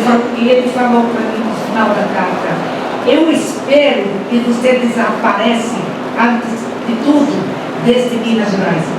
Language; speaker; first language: Portuguese; non-native, fluent; Arabic